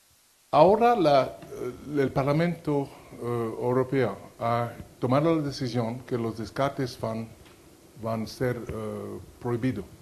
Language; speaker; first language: Spanish; non-native, fluent; French